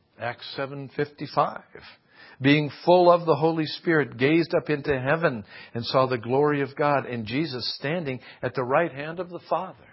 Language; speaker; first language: English; native; English